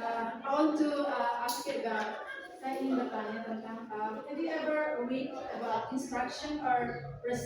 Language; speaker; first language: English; non-native, learner; Indonesian